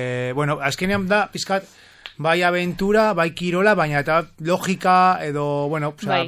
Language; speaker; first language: Basque; non-native, local second language; Spanish